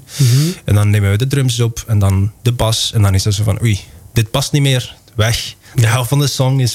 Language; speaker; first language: Dutch; non-native, local second language; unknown